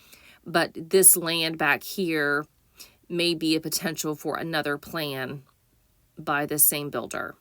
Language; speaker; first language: English; native; English